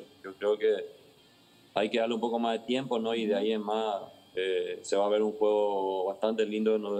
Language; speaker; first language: Spanish; native; Spanish